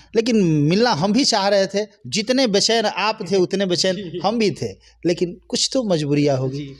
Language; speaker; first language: Hindi; native; Hindi